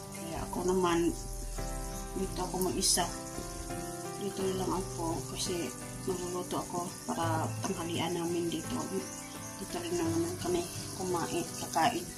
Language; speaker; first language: Filipino; non-native, local second language; Cebuano